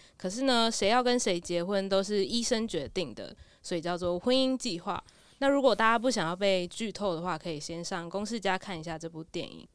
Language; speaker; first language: Chinese; native; Chinese